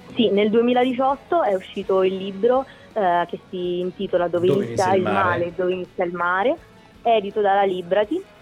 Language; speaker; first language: Italian; native; Italian